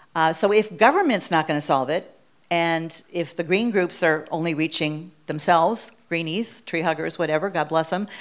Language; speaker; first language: English; native; English